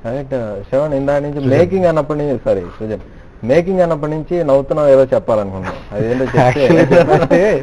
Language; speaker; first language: Telugu; native; Telugu